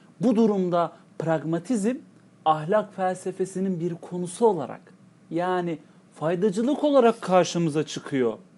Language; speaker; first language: Turkish; native; Turkish